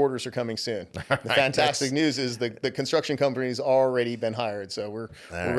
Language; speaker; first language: English; native; English